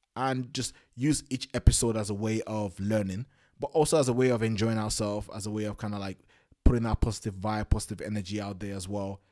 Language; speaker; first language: English; non-native, local second language; Yoruba